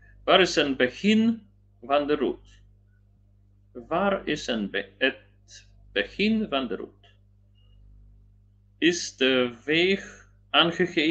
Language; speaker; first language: Dutch; non-native, learner; Polish